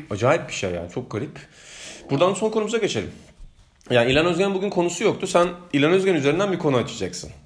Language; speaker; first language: Turkish; native; Turkish